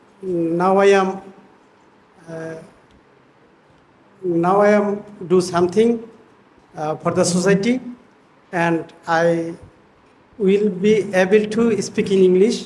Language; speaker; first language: English; non-native, learner; Bangla